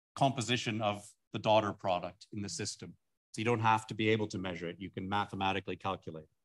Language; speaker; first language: English; native; English